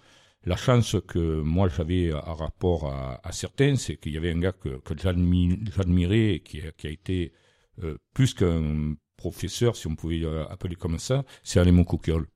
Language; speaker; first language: French; native; French